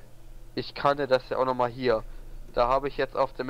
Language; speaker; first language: German; native; German